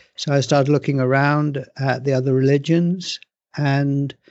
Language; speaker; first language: English; native; English